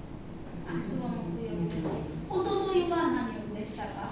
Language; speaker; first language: Japanese; non-native, fluent; Bangla